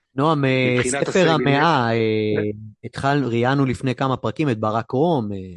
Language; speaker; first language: Hebrew; native; Hebrew